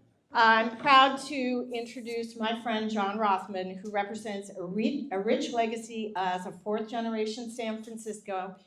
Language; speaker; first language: English; native; English